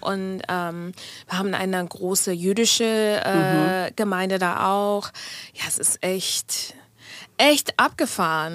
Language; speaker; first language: German; non-native, fluent; English